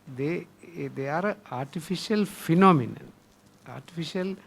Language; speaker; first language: English; non-native, local second language; Sinhala